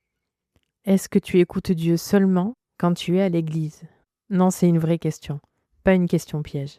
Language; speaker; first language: French; native; French